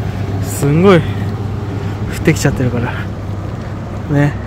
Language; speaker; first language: Japanese; native; Japanese